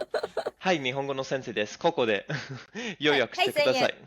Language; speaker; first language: Japanese; non-native, fluent; English